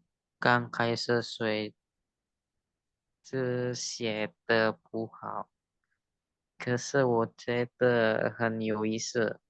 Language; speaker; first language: Chinese; non-native, learner; Indonesian